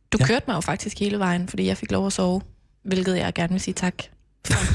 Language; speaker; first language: Danish; native; Danish